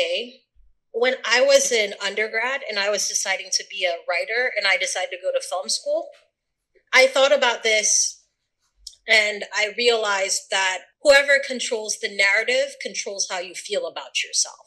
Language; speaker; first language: English; early bilingual, other home language; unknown